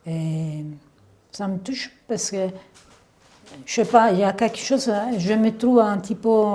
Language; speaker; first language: French; non-native, fluent; Italian